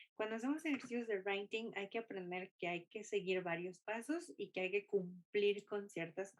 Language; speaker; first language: Spanish; non-native, fluent; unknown